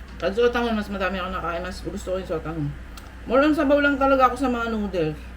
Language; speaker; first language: Filipino; native; Filipino